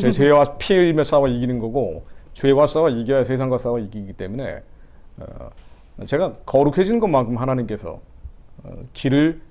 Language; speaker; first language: Korean; native; Korean